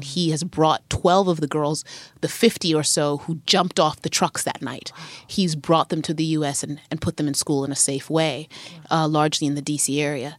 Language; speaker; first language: English; native; English